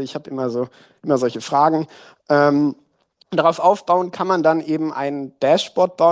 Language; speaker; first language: German; native; German